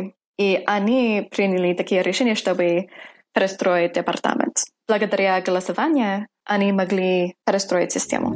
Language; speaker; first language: Russian; non-native, fluent; English